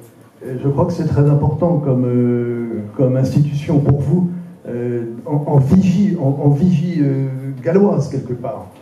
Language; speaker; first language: French; native; French